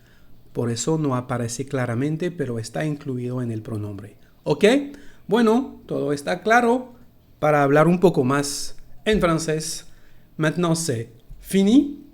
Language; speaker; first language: Spanish; non-native, fluent; French